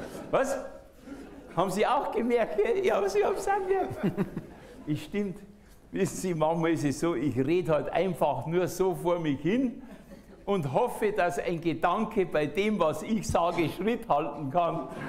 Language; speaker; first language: German; native; German